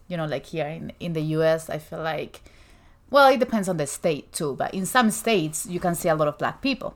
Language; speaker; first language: English; non-native, fluent; Spanish